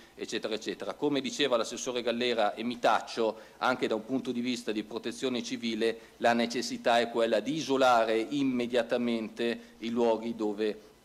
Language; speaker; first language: Italian; native; Italian